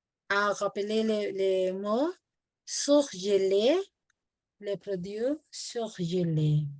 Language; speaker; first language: French; non-native, fluent; Spanish